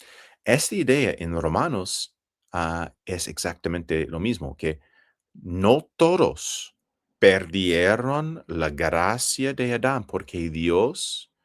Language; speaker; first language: Spanish; non-native, fluent; English